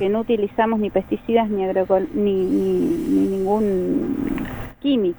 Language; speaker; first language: Spanish; native; Spanish